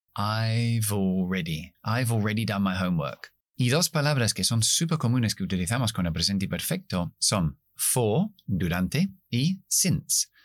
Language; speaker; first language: Spanish; non-native, fluent; English